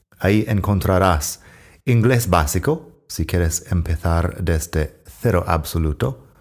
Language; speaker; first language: Spanish; non-native, fluent; English